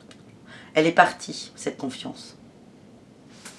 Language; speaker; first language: French; native; French